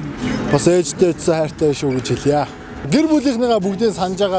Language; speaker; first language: Mongolian; native; Mongolian